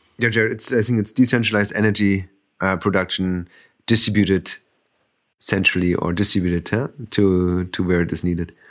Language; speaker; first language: English; non-native, fluent; German